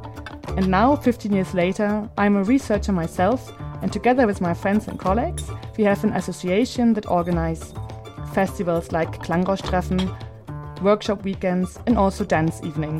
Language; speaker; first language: English; non-native, fluent; German